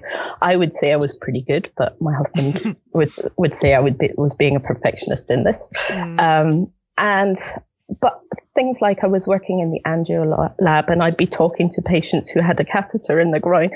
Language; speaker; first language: English; native; English